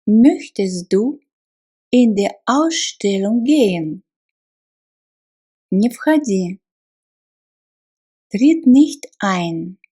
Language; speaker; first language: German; non-native, fluent; Russian